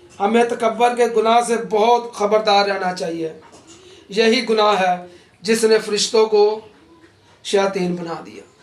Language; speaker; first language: Urdu; non-native, local second language; Punjabi